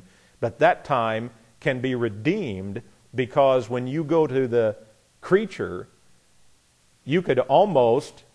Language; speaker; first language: English; native; English